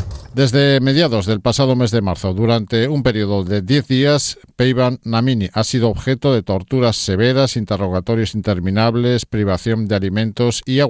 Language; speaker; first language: Spanish; native; Spanish